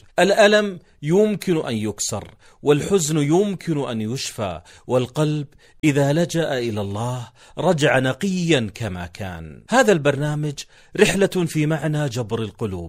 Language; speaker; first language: Arabic; native; Arabic